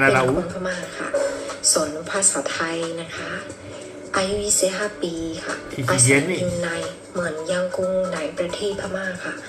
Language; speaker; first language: Thai; non-native, fluent; Burmese